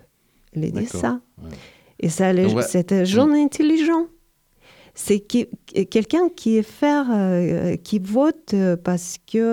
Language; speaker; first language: French; non-native, learner; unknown